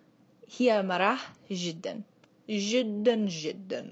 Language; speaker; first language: Arabic; non-native, learner; English